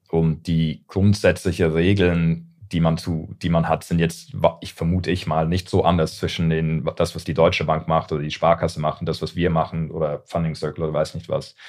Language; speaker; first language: German; early bilingual, heritage; English